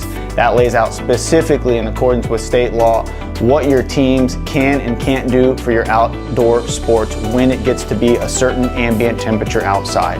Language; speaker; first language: English; native; English